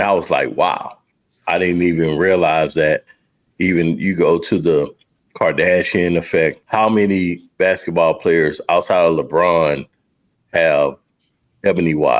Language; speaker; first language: English; native; English